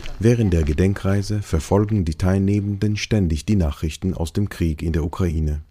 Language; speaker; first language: German; non-native, fluent; Hebrew